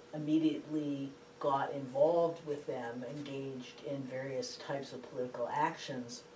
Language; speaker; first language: English; native; English